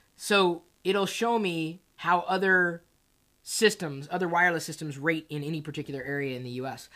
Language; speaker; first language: English; native; English